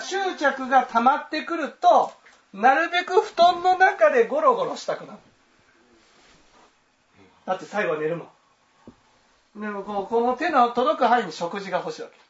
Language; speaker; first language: Japanese; native; Japanese